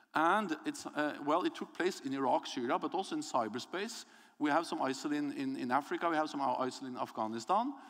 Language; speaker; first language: English; non-native, fluent; Norwegian